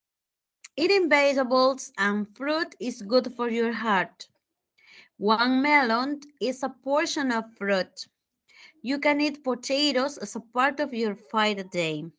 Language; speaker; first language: English; non-native, fluent; Spanish